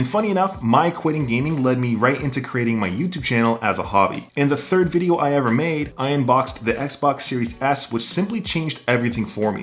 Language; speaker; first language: English; native; English